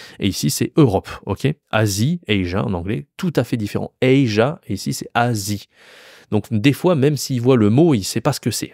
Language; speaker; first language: French; native; French